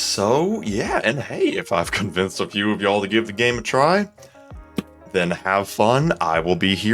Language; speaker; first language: English; native; English